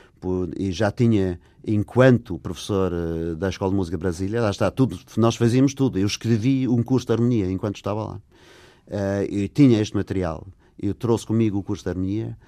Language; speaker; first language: Portuguese; non-native, fluent; English